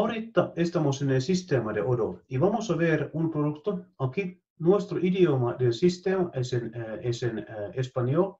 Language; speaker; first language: Spanish; non-native, fluent; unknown